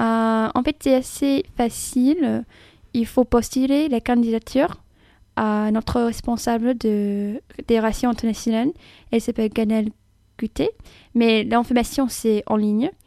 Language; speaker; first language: French; non-native, fluent; English